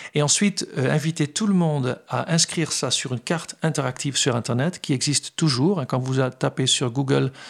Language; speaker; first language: French; non-native, fluent; Dutch